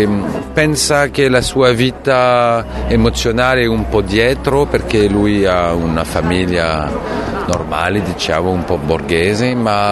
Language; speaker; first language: Italian; non-native, fluent; French